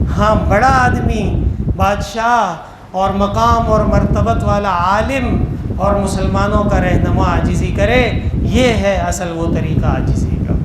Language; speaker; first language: Urdu; non-native, local second language; Pashto